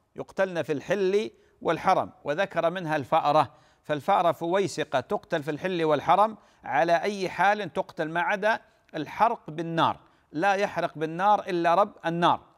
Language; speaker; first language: Arabic; native; Arabic